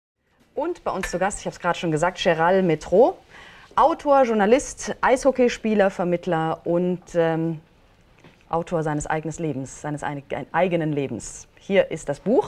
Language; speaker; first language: German; native; German